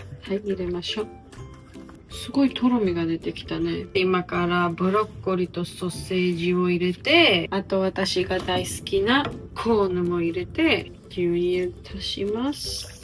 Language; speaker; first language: Japanese; non-native, learner; Georgian